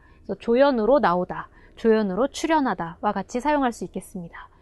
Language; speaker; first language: Korean; native; Korean